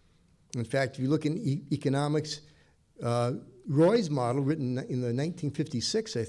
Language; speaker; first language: English; native; English